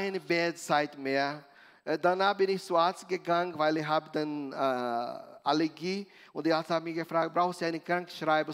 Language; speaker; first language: German; non-native, learner; Portuguese